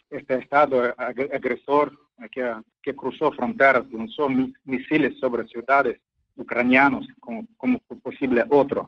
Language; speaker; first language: Spanish; non-native, fluent; Ukrainian